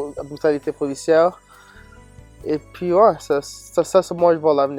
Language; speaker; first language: French; non-native, local second language; English